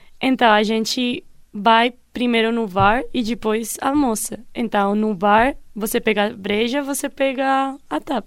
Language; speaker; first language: Portuguese; non-native, fluent; Spanish